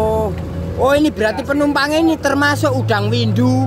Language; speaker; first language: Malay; non-native, local second language; Javanese